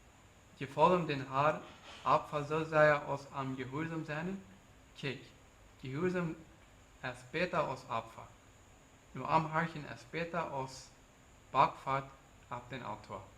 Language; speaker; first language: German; non-native, learner; Plautdietsch